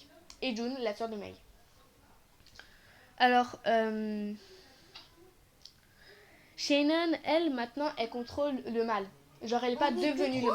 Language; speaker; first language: French; native; French